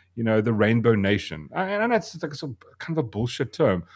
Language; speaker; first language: English; native; English